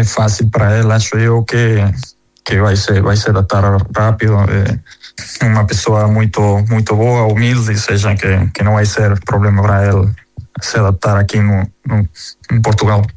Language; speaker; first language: Portuguese; non-native, fluent; Spanish